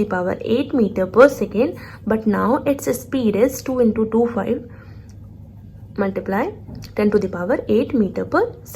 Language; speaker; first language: Hindi; native; Hindi